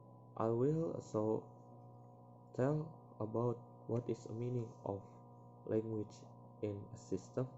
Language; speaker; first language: English; non-native, learner; Indonesian